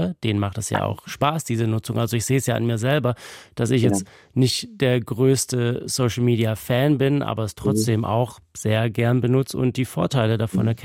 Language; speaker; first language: German; native; German